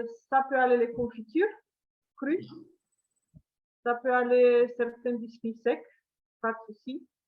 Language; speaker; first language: French; non-native, fluent; Romanian